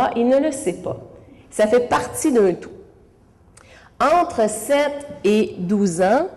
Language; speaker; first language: French; native; French